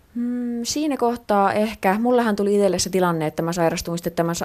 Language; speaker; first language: Finnish; native; Finnish